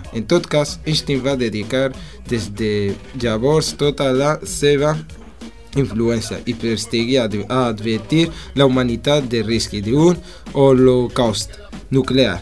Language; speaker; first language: Catalan; non-native, learner; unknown